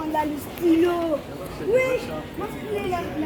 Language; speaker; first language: French; non-native, learner; Arabic